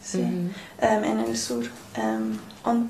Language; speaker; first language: Spanish; non-native, learner; English